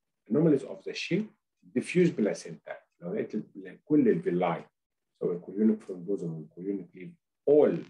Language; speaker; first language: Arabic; native; Arabic